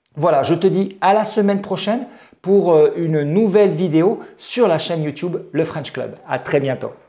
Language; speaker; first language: French; native; French